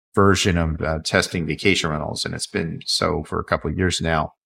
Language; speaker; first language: English; native; English